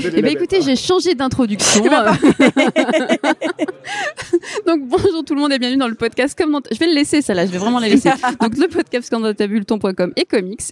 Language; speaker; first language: French; native; French